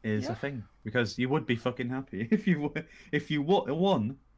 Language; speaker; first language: English; native; English